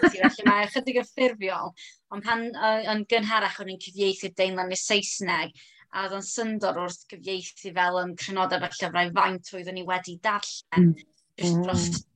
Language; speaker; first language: Welsh; non-native, local second language; English